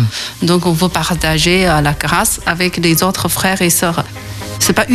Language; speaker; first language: French; non-native, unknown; Chinese